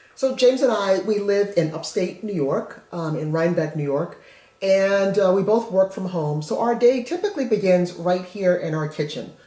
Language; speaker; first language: English; native; English